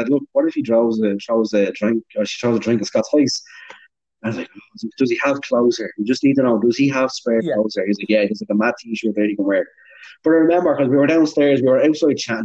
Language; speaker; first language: English; native; English